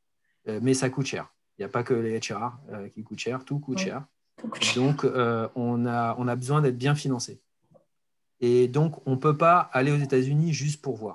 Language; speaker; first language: French; native; French